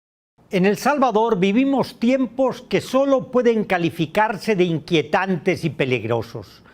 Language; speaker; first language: Spanish; native; Spanish